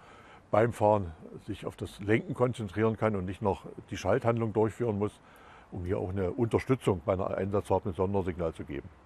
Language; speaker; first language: German; native; German